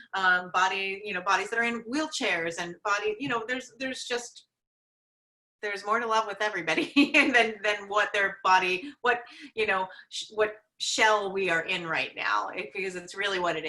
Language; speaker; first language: English; native; English